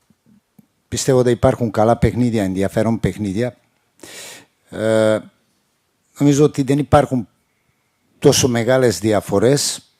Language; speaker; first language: Greek; non-native, fluent; Serbian